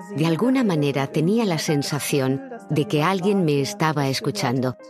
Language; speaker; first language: Spanish; non-native, fluent; German